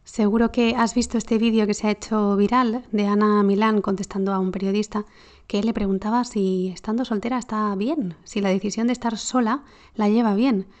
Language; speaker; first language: Spanish; native; Spanish